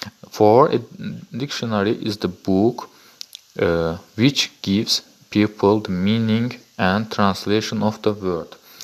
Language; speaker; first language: English; non-native, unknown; Azerbaijani